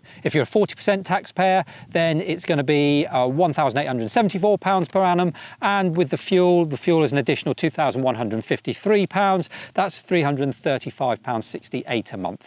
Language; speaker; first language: English; native; English